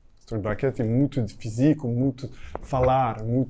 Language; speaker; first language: Portuguese; non-native, fluent; French